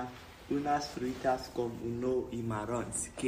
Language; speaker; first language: Catalan; non-native, learner; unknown